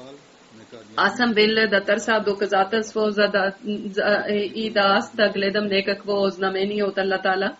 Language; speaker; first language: Bulgarian; native; Bulgarian